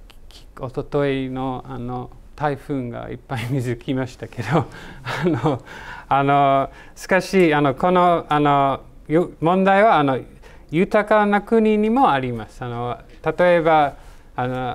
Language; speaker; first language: Japanese; non-native, learner; English